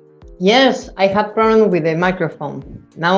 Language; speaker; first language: English; non-native, learner; Spanish